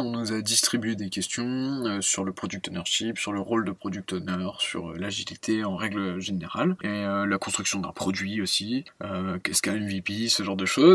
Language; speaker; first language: French; native; French